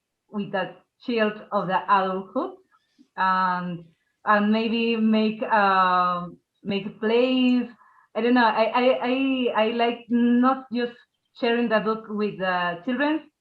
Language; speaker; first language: English; non-native, learner; Spanish